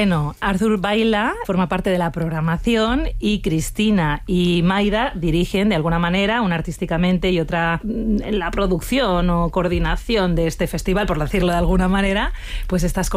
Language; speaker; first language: Spanish; native; Spanish